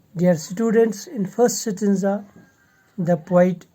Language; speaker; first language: English; non-native, local second language; Urdu